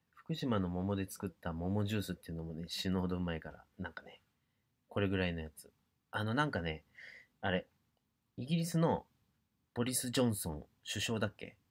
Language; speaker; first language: Japanese; native; Japanese